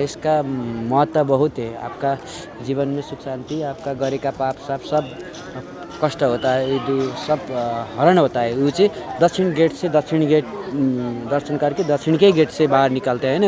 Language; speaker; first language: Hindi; non-native, learner; Nepali